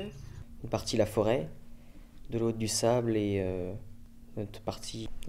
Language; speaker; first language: French; native; French